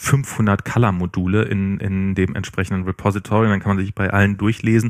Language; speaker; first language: German; native; German